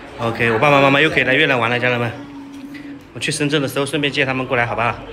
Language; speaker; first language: Chinese; native; Chinese